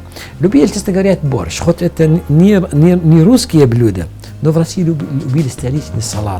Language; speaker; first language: Russian; non-native, fluent; Arabic